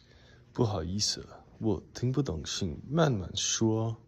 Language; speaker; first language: Chinese; non-native, learner; English